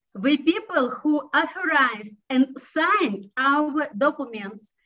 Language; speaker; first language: English; non-native, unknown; Russian